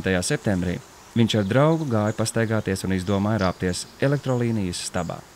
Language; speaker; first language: Latvian; native; Latvian